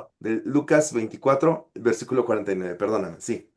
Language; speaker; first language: Spanish; native; Spanish